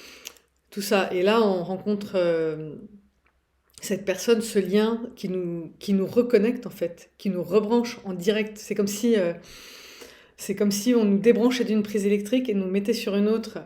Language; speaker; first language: French; native; French